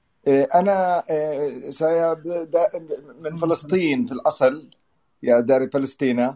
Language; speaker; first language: Indonesian; non-native, learner; Arabic